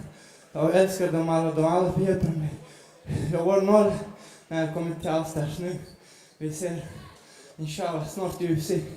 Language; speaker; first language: Swedish; non-native, learner; Chechen